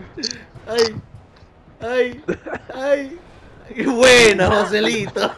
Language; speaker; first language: Spanish; native; Spanish